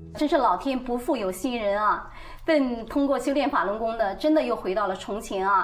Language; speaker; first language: Chinese; native; Chinese